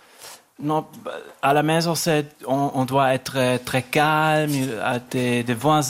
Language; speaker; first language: French; non-native, learner; German